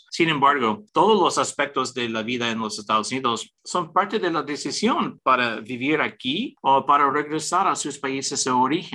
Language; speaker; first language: Spanish; early bilingual, heritage; English